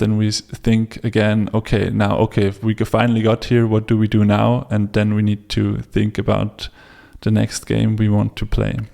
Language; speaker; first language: English; non-native, fluent; German